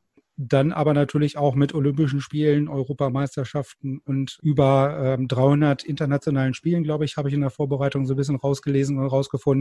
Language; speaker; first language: German; native; German